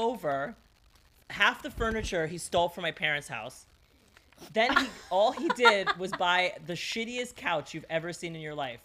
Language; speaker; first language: English; early bilingual, other home language; Greek